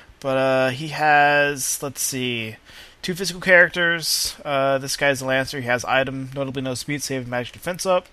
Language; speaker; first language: English; native; English